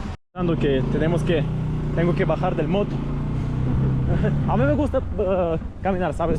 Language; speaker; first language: Spanish; non-native, fluent; Russian